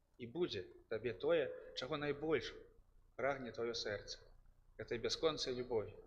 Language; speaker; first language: Belarusian; native; Belarusian